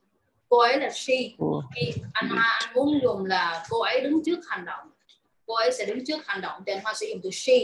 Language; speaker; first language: Vietnamese; native; Vietnamese